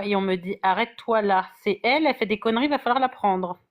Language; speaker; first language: French; native; French